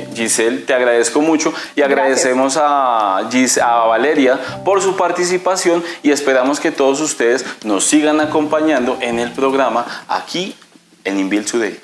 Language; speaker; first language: Spanish; native; Spanish